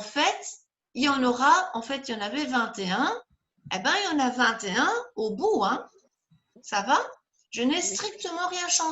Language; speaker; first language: French; native; French